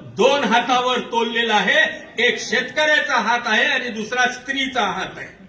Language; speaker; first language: Marathi; non-native, local second language; Urdu